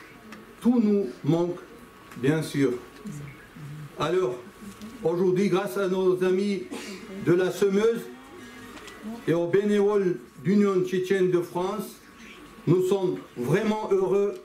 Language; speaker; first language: French; non-native, fluent; Chechen